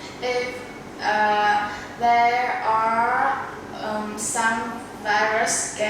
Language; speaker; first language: English; non-native, learner; Vietnamese